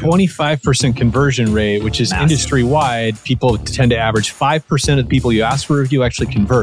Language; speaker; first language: English; native; English